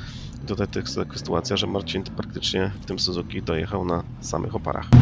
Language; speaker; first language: Polish; native; Polish